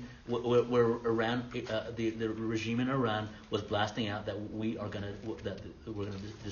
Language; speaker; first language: English; native; English